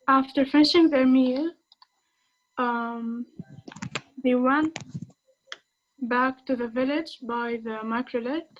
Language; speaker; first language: English; non-native, learner; Arabic